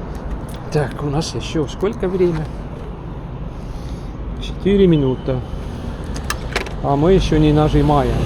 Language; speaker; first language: Russian; non-native, local second language; Estonian